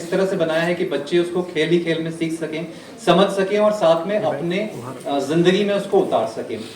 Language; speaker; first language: Hindi; native; Hindi